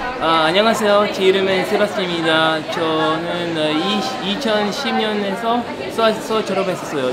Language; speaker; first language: Korean; non-native, fluent; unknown